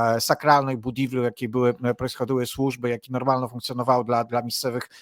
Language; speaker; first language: Polish; non-native, learner; Ukrainian